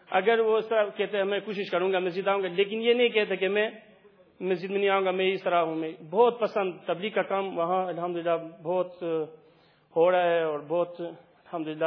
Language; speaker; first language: Urdu; non-native, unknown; Albanian